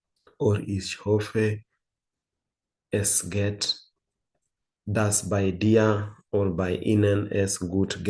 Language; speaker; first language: German; non-native, fluent; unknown